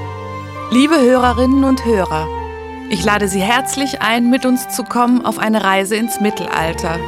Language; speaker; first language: German; native; German